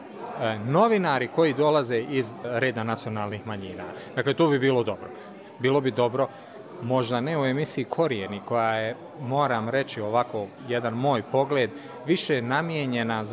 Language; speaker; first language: Croatian; native; Croatian